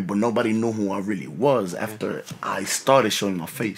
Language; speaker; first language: English; early bilingual, other home language; Spanish